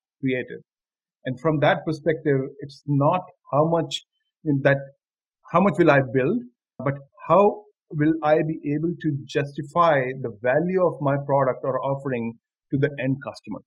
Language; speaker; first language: English; non-native, local second language; Hindi